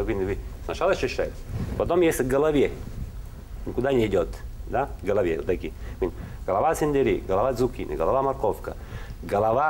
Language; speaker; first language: Russian; non-native, learner; Italian